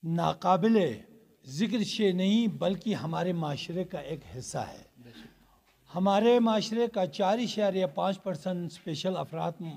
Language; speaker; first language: Urdu; non-native, local second language; Balti